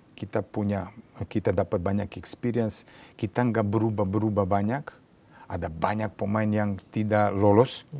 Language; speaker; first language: Indonesian; non-native, fluent; Serbian